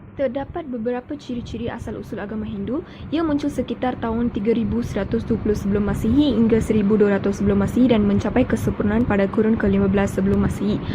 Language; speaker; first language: Malay; non-native, local second language; Tamil